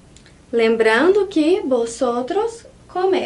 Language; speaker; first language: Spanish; non-native, fluent; Portuguese